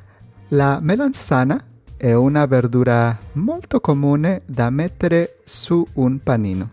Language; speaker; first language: Italian; non-native, learner; Spanish